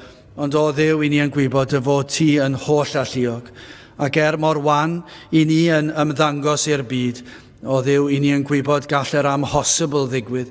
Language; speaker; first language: Welsh; native; Welsh